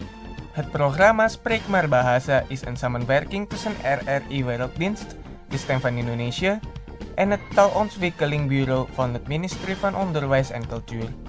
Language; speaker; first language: Dutch; non-native, learner; Indonesian